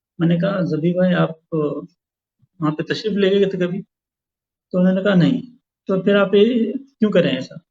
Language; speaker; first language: Urdu; native; Urdu